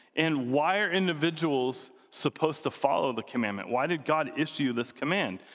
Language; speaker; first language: English; native; English